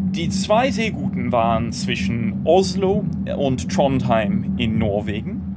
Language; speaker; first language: German; non-native, fluent; English